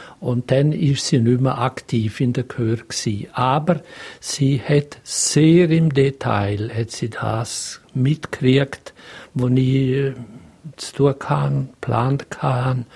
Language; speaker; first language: German; non-native, local second language; Romansh